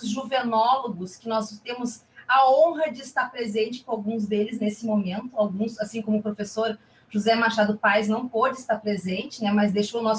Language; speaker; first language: Portuguese; native; Portuguese